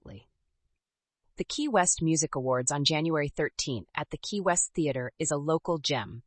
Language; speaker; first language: English; native; English